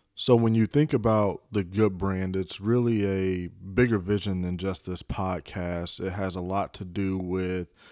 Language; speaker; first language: English; native; English